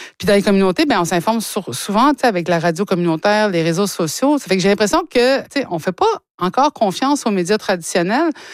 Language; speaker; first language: French; native; French